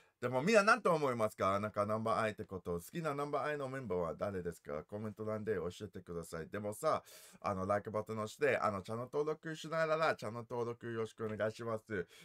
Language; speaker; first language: Japanese; non-native, learner; English